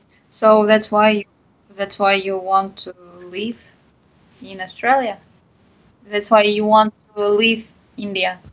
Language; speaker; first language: English; non-native, learner; Bashkir